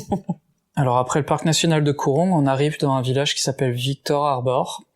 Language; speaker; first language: French; native; French